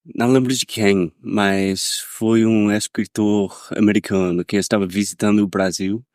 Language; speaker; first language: Portuguese; non-native, fluent; English